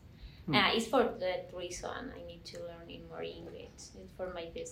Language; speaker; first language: English; non-native, learner; Spanish